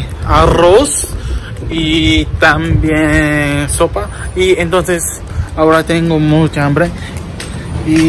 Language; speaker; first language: Spanish; non-native, learner; Japanese